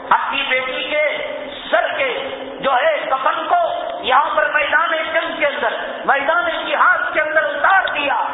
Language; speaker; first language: Urdu; native; Urdu